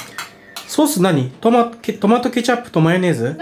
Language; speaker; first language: Japanese; native; Japanese